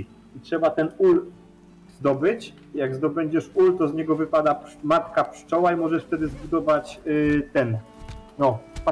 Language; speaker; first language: Polish; native; Polish